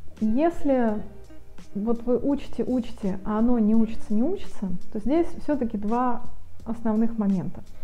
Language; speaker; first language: Russian; native; Russian